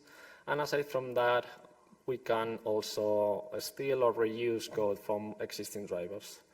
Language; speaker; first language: English; non-native, fluent; Spanish